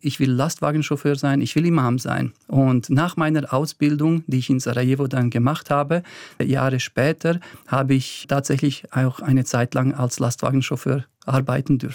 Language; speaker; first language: German; early bilingual, other home language; Bosnian